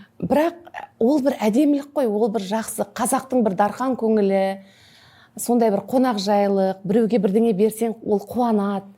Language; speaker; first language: Kazakh; native; Kazakh